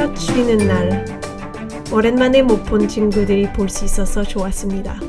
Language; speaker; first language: Korean; non-native, fluent; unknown